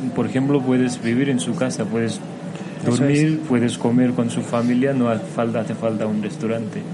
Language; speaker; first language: Spanish; non-native, fluent; Nepali